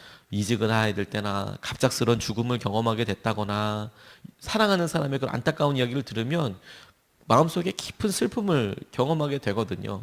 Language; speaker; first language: Korean; native; Korean